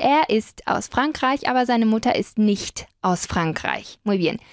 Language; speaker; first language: German; non-native, fluent; Spanish